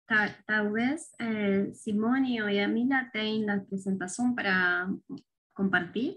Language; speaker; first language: Portuguese; non-native, fluent; Spanish